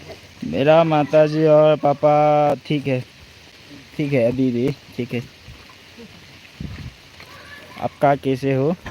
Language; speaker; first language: Hindi; non-native, local second language; Thado Chin